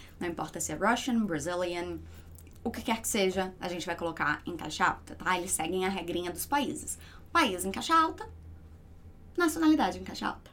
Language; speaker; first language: Portuguese; native; Portuguese